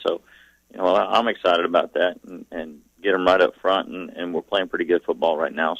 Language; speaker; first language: English; native; English